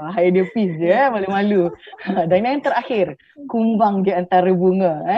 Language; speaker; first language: Malay; native; Malay